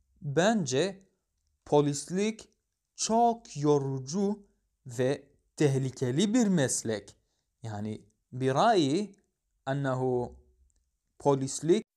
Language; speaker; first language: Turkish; non-native, fluent; Arabic